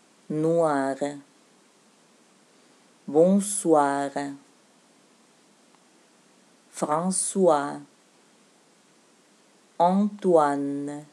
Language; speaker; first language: French; non-native, fluent; Russian